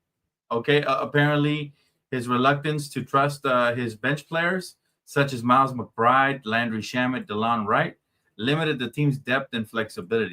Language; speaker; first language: English; native; English